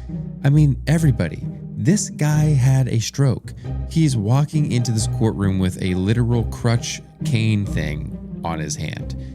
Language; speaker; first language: English; native; English